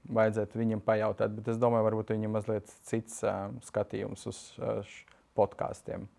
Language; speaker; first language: Latvian; non-native, local second language; Russian